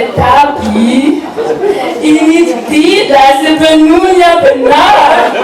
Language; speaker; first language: Indonesian; non-native, learner; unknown